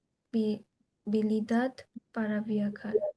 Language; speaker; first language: Spanish; non-native, learner; Bangla